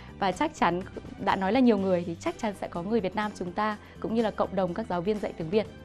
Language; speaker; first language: Vietnamese; native; Vietnamese